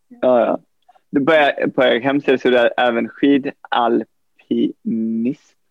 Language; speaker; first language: Swedish; native; Swedish